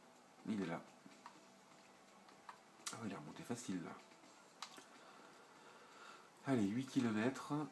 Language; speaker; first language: French; native; French